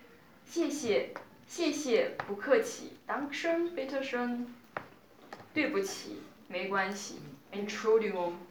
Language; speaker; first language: German; non-native, learner; Chinese